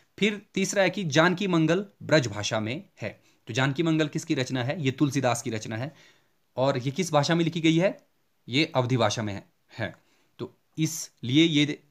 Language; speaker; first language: Hindi; native; Hindi